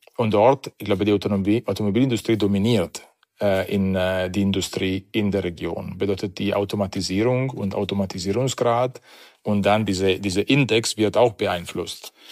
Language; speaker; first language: German; non-native, fluent; Italian